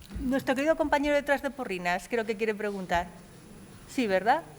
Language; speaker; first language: Spanish; native; Spanish